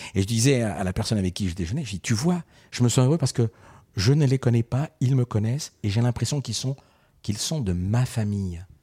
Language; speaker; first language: French; early bilingual, other home language; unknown